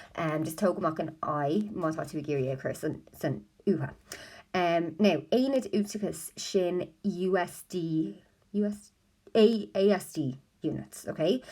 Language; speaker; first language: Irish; non-native, local second language; English